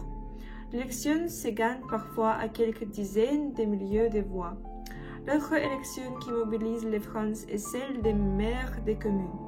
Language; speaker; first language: French; non-native, learner; Russian